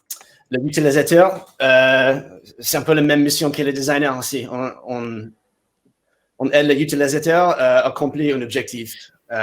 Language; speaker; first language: French; non-native, fluent; English